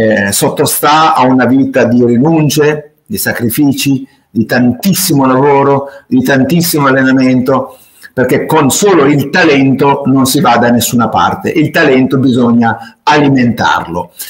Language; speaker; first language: Italian; native; Italian